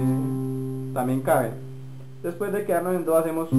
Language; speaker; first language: Spanish; native; Spanish